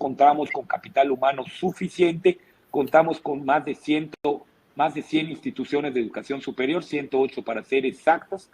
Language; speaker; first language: Spanish; native; Spanish